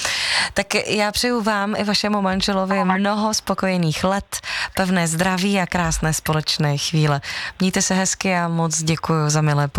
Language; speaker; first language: Czech; native; Czech